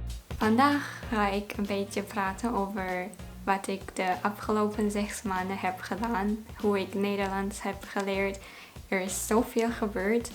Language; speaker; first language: Dutch; non-native, learner; German